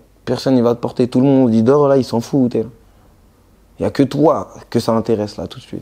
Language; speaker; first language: French; native; French